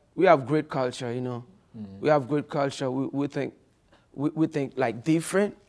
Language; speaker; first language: English; non-native, fluent; Haitian Creole